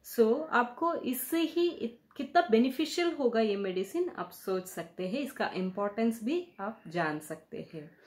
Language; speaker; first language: Hindi; non-native, local second language; Kannada